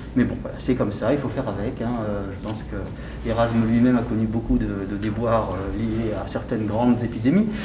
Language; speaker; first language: French; native; French